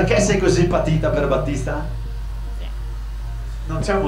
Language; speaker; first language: Italian; native; Italian